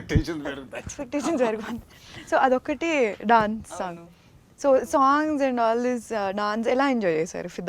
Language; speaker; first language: Telugu; native; Telugu